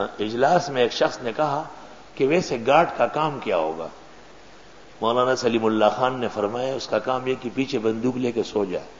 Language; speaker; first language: Urdu; non-native, local second language; Pashto